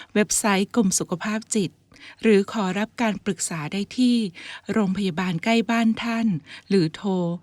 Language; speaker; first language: Thai; native; Thai